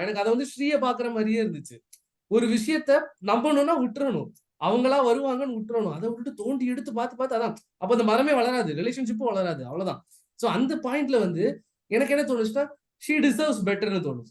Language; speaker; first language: Tamil; native; Tamil